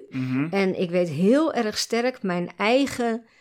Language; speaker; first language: Dutch; native; Dutch